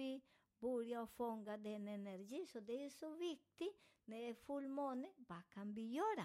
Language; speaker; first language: Swedish; non-native, fluent; Spanish